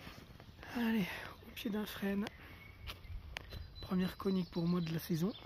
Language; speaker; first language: French; native; French